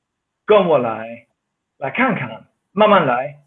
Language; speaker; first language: Chinese; non-native, fluent; Swedish